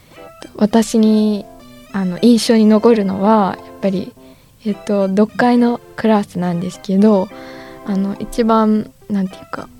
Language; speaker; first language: Japanese; non-native, fluent; Chinese